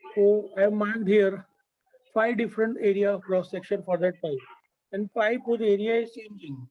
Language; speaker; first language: English; non-native, local second language; Gujarati